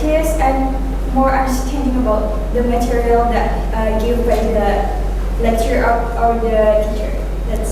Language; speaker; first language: English; non-native, learner; Indonesian